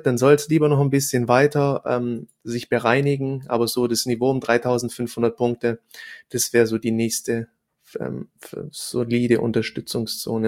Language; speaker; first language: German; native; German